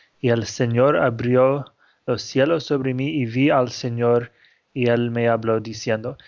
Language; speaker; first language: Spanish; non-native, fluent; English